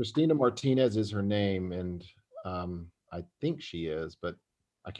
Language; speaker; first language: English; native; English